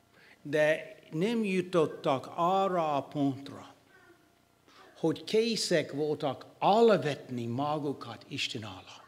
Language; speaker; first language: Hungarian; non-native, fluent; English